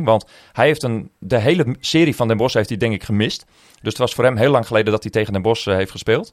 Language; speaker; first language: Dutch; native; Dutch